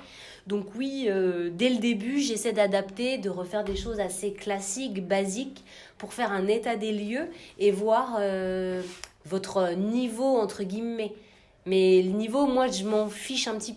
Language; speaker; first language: French; native; French